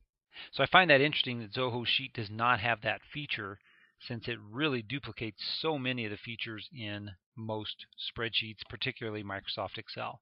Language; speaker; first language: English; native; English